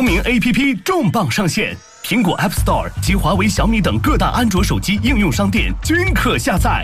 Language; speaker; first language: Chinese; native; Chinese